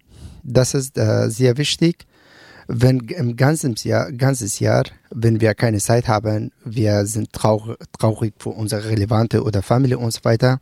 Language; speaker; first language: German; non-native, learner; Persian